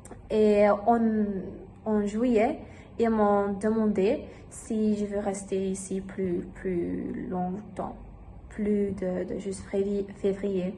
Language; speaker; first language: French; non-native, learner; German